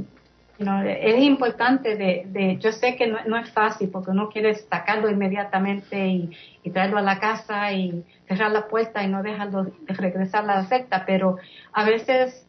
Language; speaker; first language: Spanish; early bilingual, heritage; English